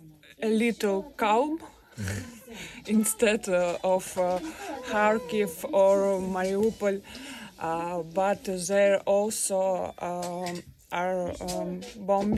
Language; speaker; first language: English; non-native, learner; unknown